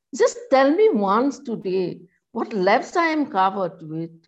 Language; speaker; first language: English; non-native, local second language; Assamese